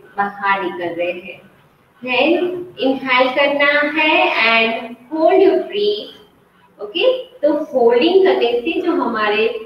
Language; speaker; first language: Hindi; non-native, local second language; Gujarati